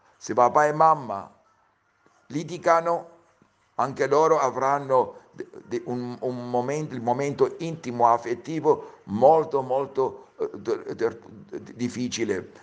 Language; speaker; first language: Italian; early bilingual, heritage; Italian